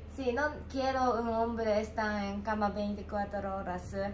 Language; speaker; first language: Spanish; non-native, learner; Japanese